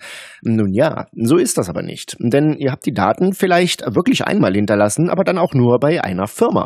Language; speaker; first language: German; native; German